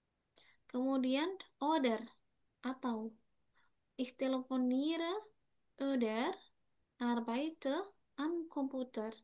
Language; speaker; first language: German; non-native, fluent; Indonesian